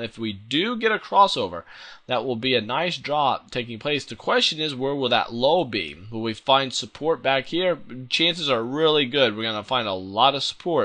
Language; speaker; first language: English; native; English